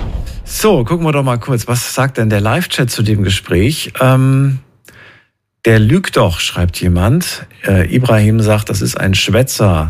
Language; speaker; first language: German; native; German